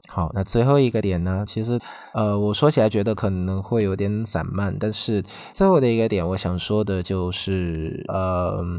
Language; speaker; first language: Chinese; non-native, fluent; Vietnamese